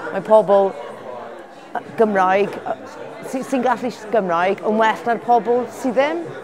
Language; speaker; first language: Welsh; non-native, learner; English